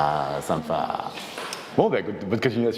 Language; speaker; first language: French; native; French